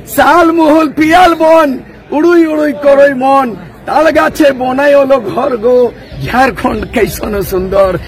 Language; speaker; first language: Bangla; non-native, local second language; Santali